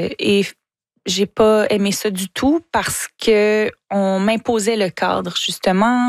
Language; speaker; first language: French; native; French